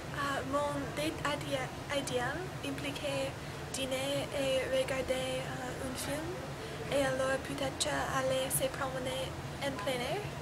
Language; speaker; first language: French; non-native, learner; English